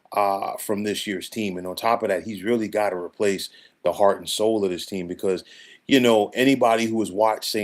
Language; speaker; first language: English; native; English